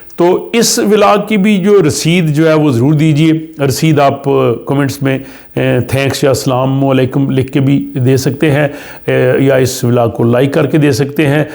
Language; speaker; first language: Urdu; native; Urdu